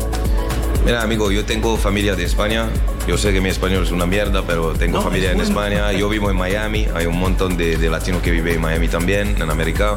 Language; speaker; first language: Spanish; non-native, learner; French